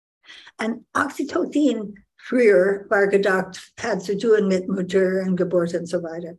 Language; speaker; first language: German; non-native, learner; English